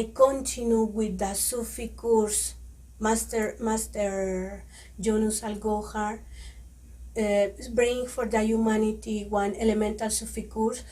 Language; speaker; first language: English; non-native, learner; Spanish